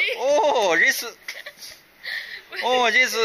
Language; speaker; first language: English; non-native, learner; Chinese